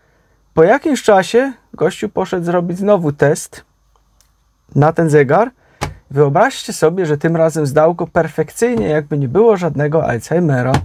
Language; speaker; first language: Polish; native; Polish